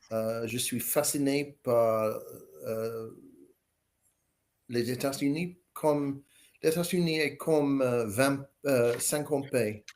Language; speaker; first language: French; non-native, learner; English